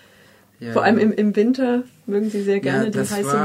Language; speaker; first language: German; native; German